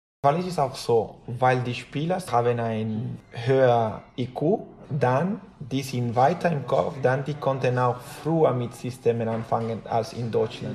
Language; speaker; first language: German; non-native, fluent; Spanish